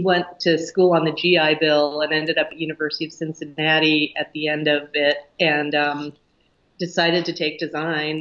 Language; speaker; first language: English; native; English